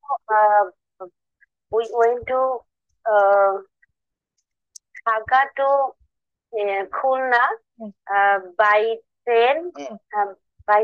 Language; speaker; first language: English; non-native, learner; Bangla